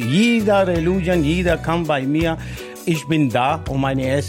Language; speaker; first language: German; non-native, learner; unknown